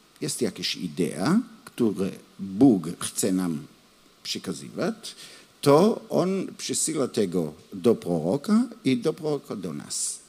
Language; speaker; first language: Polish; non-native, learner; Hebrew